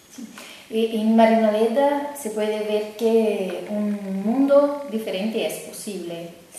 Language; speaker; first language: Spanish; non-native, learner; Portuguese